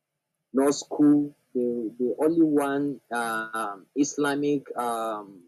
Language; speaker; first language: English; non-native, local second language; Hausa